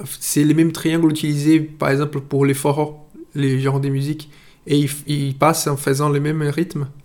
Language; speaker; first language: French; non-native, fluent; Portuguese